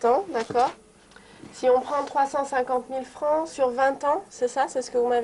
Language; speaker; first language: French; native; French